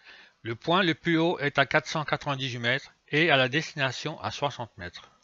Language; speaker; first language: French; native; French